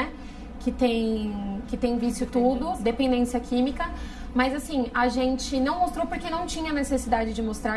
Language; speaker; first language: Portuguese; native; Portuguese